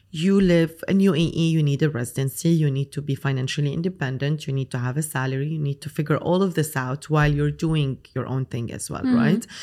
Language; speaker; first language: English; non-native, fluent; Arabic